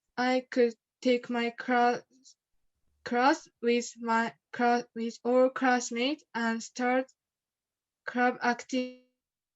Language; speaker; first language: English; non-native, learner; Japanese